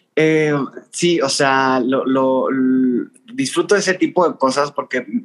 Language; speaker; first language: Spanish; native; Spanish